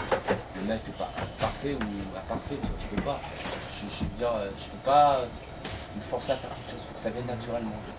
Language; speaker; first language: French; native; French